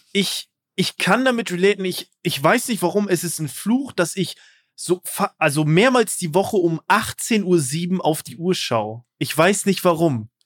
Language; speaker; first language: German; native; German